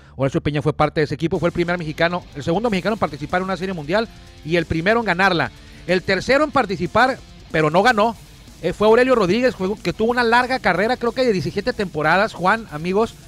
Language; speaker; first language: Spanish; native; Spanish